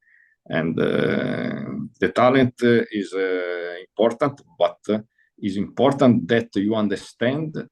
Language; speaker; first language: English; non-native, learner; Italian